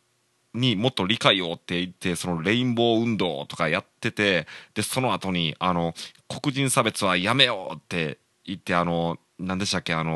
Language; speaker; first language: Japanese; native; Japanese